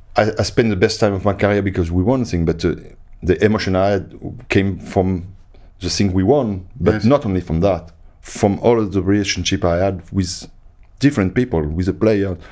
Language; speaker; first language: English; non-native, fluent; French